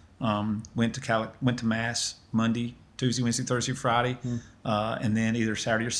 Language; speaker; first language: English; native; English